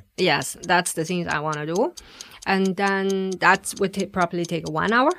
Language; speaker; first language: English; non-native, fluent; Chinese